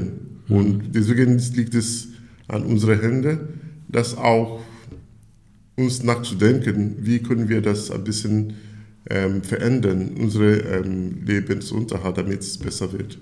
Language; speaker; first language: German; non-native, fluent; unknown